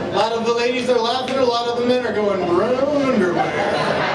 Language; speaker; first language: English; native; English